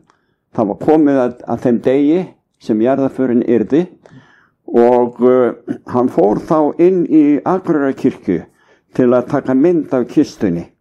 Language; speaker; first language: Icelandic; native; Icelandic